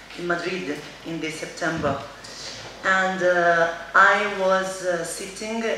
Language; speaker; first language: English; non-native, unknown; Italian